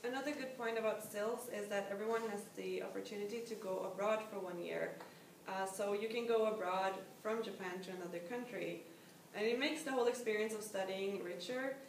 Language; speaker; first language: English; non-native, fluent; Norwegian